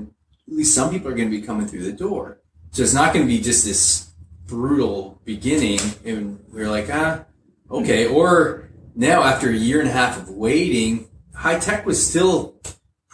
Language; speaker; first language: English; native; English